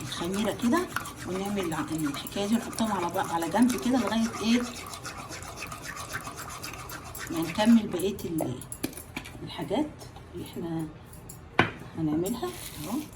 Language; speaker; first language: Arabic; native; Arabic